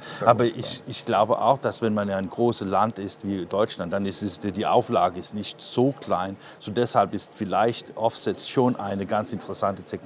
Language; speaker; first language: German; non-native, learner; Danish